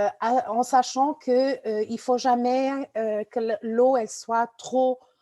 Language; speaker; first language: French; non-native, fluent; Portuguese